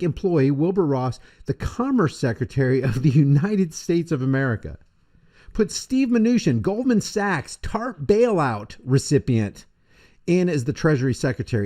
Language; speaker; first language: English; native; English